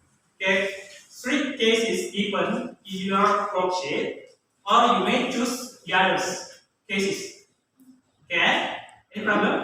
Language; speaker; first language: English; non-native, learner; Indonesian